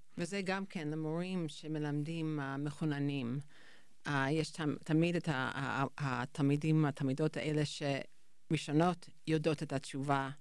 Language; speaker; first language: Hebrew; non-native, fluent; English